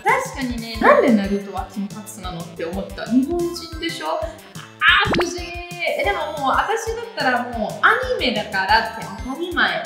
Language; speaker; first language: Japanese; non-native, fluent; Italian